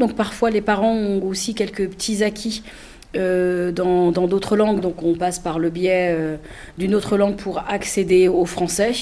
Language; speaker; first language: French; native; French